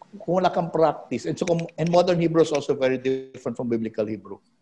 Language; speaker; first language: English; non-native, local second language; Filipino